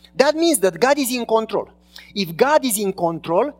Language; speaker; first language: English; non-native, fluent; Romanian